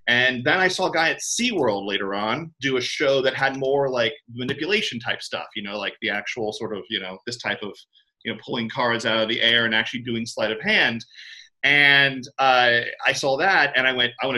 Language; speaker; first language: English; native; English